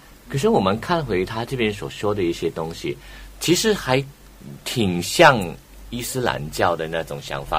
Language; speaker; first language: Chinese; native; Chinese